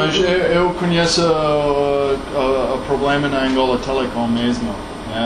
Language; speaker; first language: Portuguese; non-native, learner; English